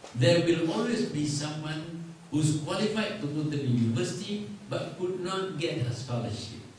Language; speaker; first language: English; non-native, local second language; Malay